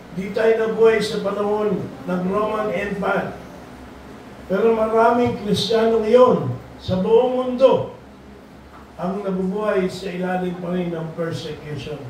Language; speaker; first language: Filipino; native; Filipino